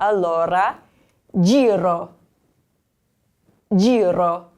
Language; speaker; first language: Italian; non-native, fluent; English